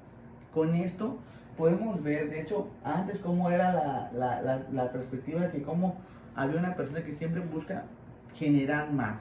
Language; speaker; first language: Spanish; native; Spanish